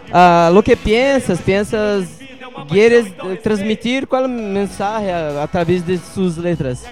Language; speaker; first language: Spanish; non-native, learner; Portuguese